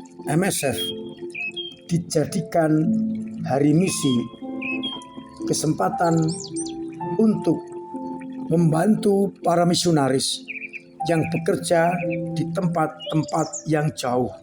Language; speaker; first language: Indonesian; non-native, local second language; Javanese